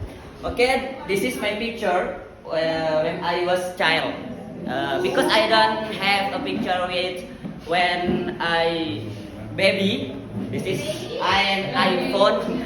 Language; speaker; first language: English; non-native, learner; Indonesian